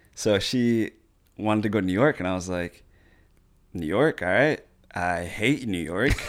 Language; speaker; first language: English; native; English